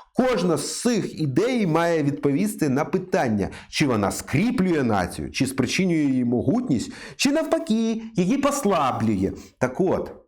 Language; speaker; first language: Ukrainian; native; Ukrainian